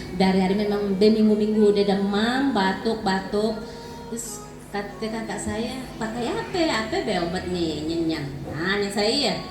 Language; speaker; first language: Indonesian; native; Indonesian